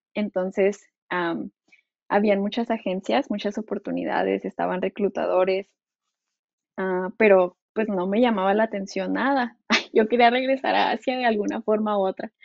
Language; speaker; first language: Spanish; native; Spanish